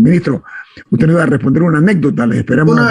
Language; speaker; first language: Spanish; native; Spanish